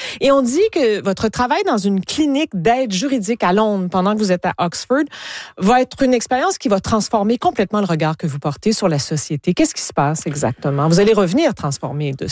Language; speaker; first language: French; native; French